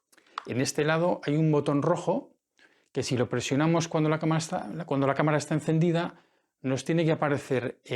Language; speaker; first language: Spanish; native; Spanish